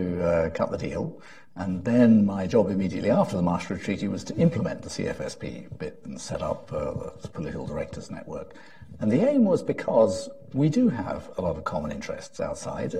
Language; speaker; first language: English; native; English